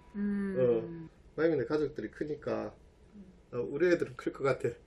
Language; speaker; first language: Korean; native; Korean